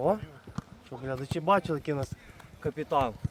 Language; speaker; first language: Ukrainian; native; Ukrainian